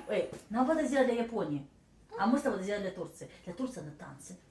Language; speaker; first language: Russian; native; Russian